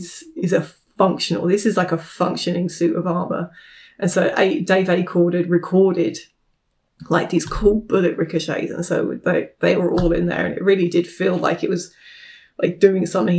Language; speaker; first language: English; native; English